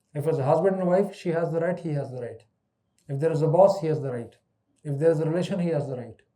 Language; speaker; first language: English; non-native, local second language; Urdu